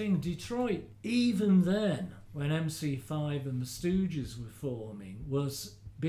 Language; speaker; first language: English; native; English